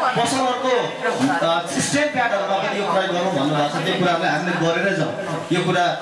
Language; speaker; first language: Nepali; non-native, local second language; Limbu